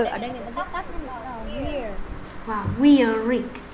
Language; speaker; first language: English; non-native, learner; Vietnamese